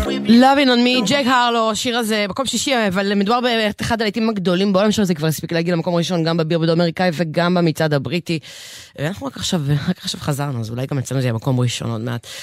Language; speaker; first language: Hebrew; native; Hebrew